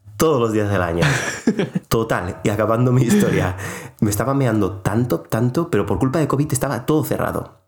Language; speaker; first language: Spanish; non-native, local second language; Catalan